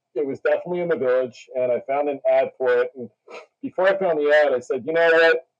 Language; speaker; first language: English; native; English